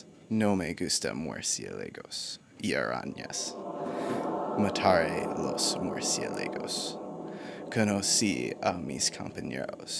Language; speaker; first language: Spanish; non-native, learner; English